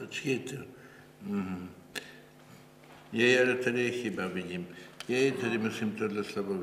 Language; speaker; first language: Czech; early bilingual, heritage; Czech